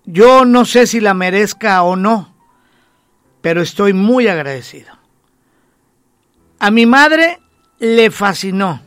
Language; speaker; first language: Spanish; native; Spanish